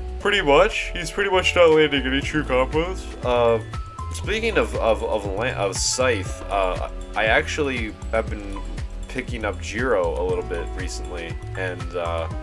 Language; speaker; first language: English; native; English